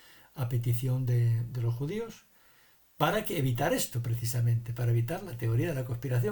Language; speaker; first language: Spanish; native; Spanish